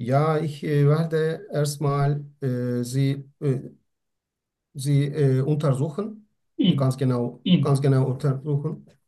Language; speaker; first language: German; non-native, learner; Turkish